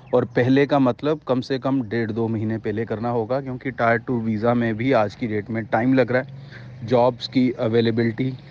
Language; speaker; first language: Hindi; non-native, local second language; Punjabi